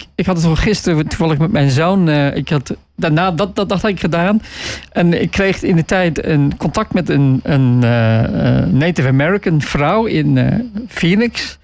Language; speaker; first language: Dutch; non-native, fluent; English